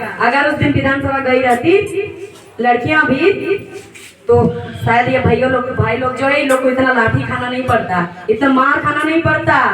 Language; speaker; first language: Hindi; native; Hindi